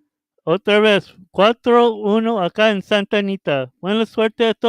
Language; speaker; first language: Spanish; early bilingual, heritage; Spanish